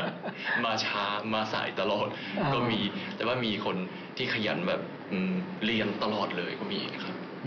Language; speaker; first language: Thai; non-native, fluent; Japanese